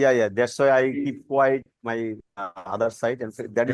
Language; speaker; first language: English; non-native, learner; Bangla